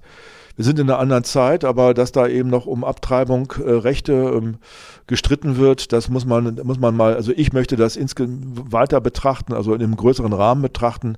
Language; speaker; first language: German; native; German